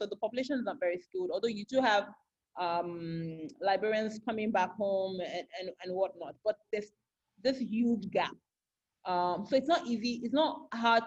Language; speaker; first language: English; non-native, local second language; Yoruba